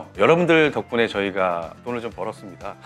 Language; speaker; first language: Korean; native; Korean